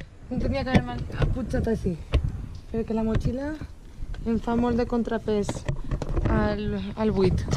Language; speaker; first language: Catalan; non-native, local second language; Spanish